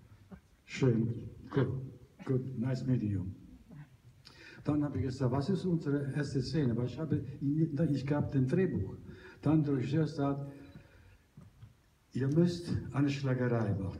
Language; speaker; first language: German; non-native, learner; Italian